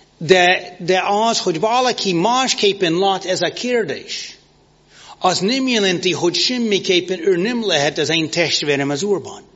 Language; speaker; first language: Hungarian; non-native, learner; English